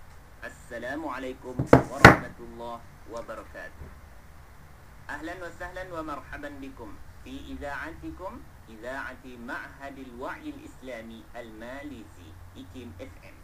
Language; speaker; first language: Arabic; non-native, fluent; Malay